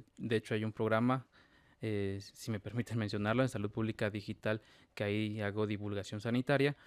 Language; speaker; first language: Spanish; native; Spanish